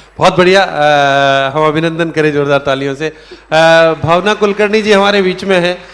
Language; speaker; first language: Hindi; native; Hindi